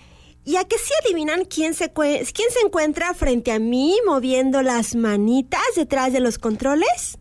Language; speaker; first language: Spanish; native; Spanish